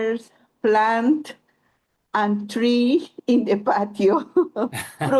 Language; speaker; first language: English; non-native, learner; Spanish